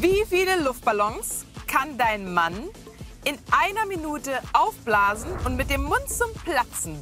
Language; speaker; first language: German; native; German